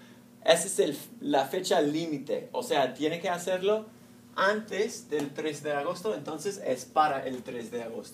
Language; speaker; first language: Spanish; non-native, fluent; English